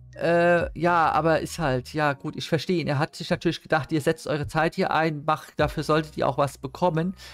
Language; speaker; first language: German; native; German